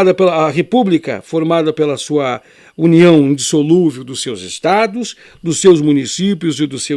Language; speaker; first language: Portuguese; native; Portuguese